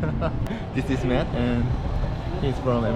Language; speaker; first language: English; non-native, learner; Korean